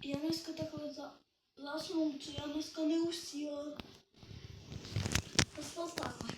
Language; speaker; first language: Czech; non-native, learner; Ukrainian